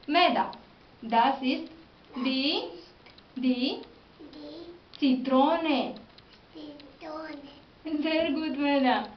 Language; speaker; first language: German; non-native, learner; Romanian